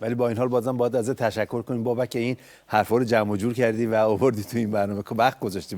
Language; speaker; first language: Persian; native; Persian